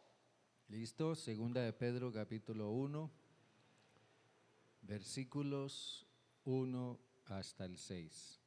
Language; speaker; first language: Spanish; native; Spanish